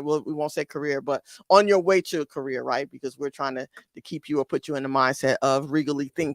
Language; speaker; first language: English; native; English